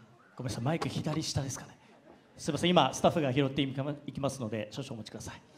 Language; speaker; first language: Japanese; native; Japanese